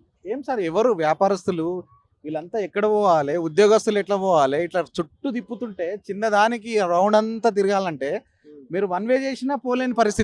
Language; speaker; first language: Telugu; native; Telugu